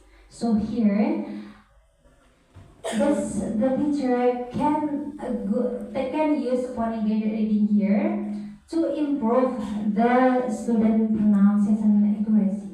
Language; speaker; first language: English; non-native, learner; Indonesian